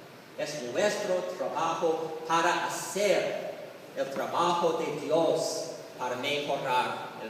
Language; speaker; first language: Spanish; non-native, learner; English